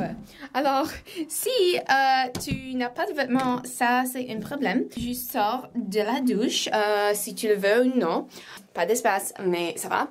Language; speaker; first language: French; non-native, learner; English